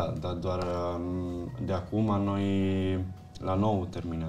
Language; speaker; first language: Romanian; early bilingual, heritage; Italian